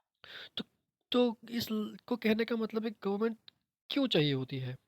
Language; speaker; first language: Hindi; native; Hindi